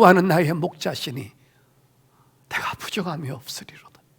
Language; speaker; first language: Korean; native; Korean